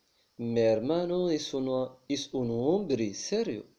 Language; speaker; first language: Spanish; non-native, fluent; Arabic